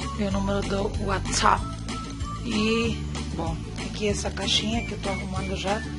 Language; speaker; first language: Portuguese; non-native, fluent; Spanish